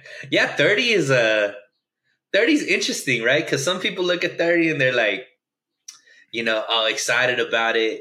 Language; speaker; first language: English; native; English